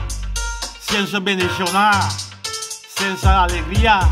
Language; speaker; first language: Spanish; non-native, learner; Papiamento